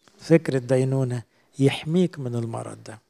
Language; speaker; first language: Arabic; native; Arabic